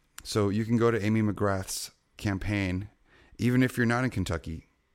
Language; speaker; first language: English; native; English